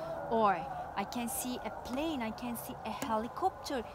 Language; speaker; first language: English; non-native, fluent; Turkish